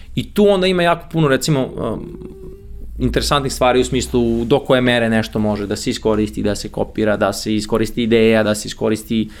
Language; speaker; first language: Serbian; native; Serbian